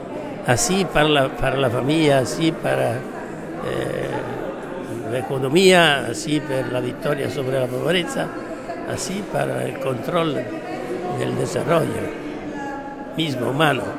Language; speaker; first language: Spanish; non-native, fluent; Italian